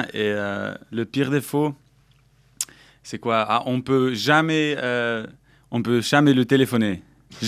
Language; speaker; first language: French; non-native, local second language; German